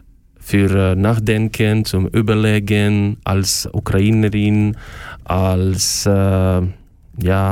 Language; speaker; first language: German; non-native, learner; Ukrainian